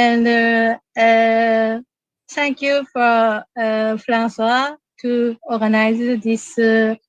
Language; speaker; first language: English; non-native, learner; Japanese